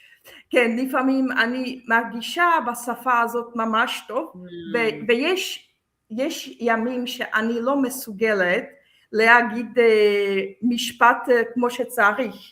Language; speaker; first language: Hebrew; non-native, fluent; Czech